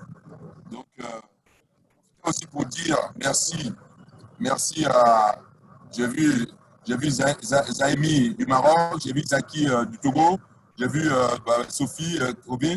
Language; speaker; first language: French; native; French